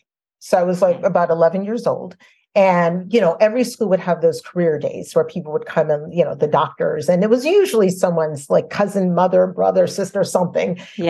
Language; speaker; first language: English; native; English